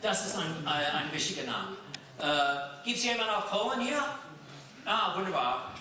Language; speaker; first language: German; non-native, fluent; English